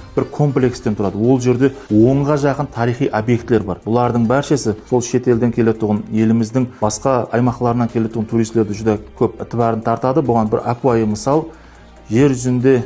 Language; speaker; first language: Uzbek; native; Uzbek